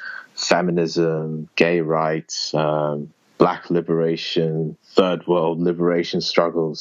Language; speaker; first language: English; native; English